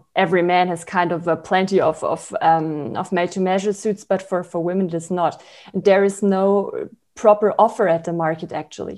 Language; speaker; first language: English; non-native, fluent; German